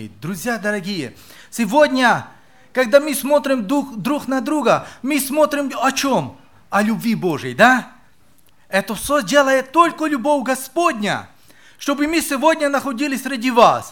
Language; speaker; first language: Russian; non-native, local second language; Romany